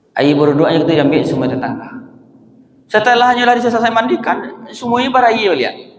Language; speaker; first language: Malay; non-native, local second language; Minangkabau